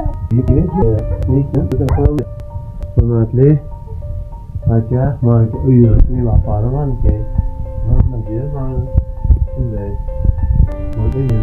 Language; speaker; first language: Turkish; non-native, learner; Uzbek